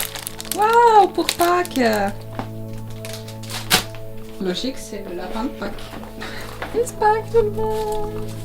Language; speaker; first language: French; native; French